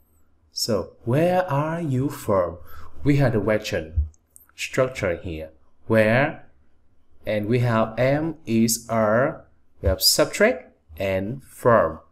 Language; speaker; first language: English; non-native, fluent; Vietnamese